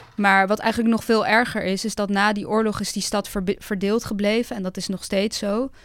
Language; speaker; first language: Dutch; early bilingual, other home language; Bosnian